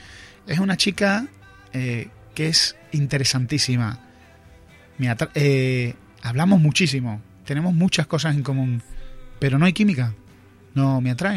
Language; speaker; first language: Spanish; native; Spanish